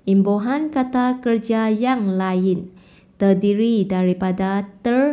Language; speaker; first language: Malay; non-native, local second language; Chinese